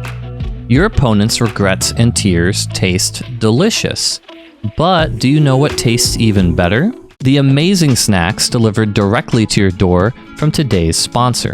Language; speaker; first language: English; native; English